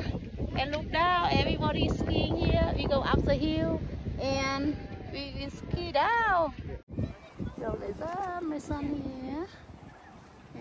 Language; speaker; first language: English; non-native, learner; Vietnamese